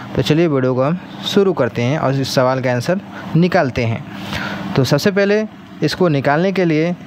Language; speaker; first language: Hindi; native; Hindi